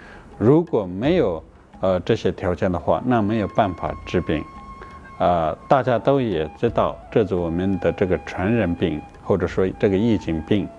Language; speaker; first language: Chinese; non-native, fluent; Tibetan